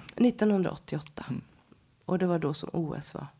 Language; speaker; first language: Swedish; native; Swedish